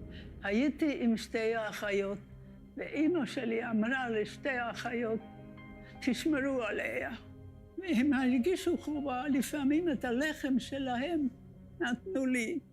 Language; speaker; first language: Hebrew; non-native, fluent; Hungarian